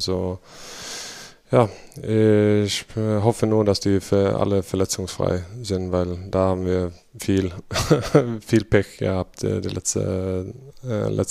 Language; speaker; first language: German; non-native, fluent; Swedish